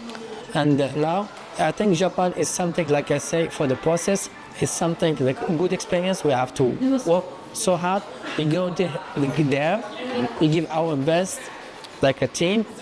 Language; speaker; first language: English; non-native, fluent; French